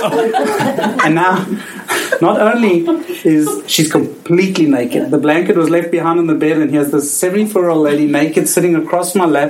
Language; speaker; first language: English; native; English